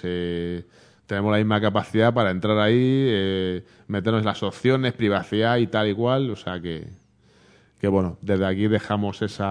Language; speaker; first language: Spanish; native; Spanish